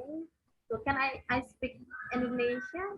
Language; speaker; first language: English; non-native, fluent; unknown